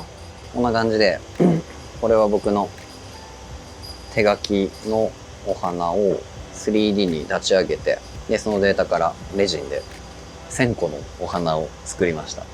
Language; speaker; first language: Japanese; native; Japanese